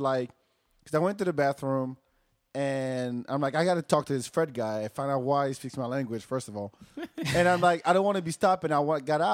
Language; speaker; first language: English; non-native, fluent; Wolof